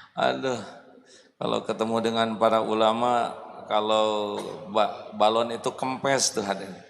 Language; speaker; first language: Indonesian; native; Indonesian